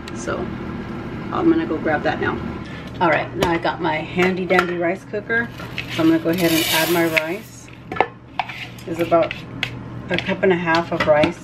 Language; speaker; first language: English; early bilingual, other home language; Spanish